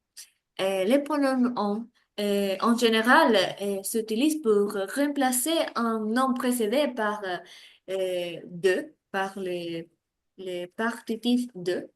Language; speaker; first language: French; non-native, learner; Spanish